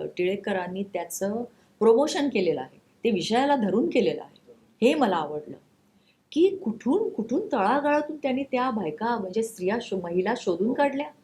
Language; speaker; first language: Marathi; non-native, local second language; Konkani